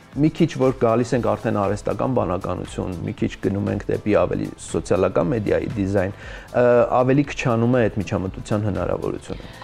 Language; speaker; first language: Armenian; early bilingual, heritage; Armenian